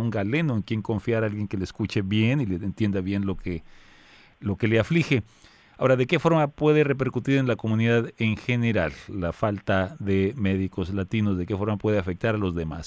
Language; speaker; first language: Spanish; native; Spanish